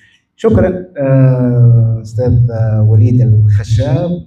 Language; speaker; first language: Arabic; native; Arabic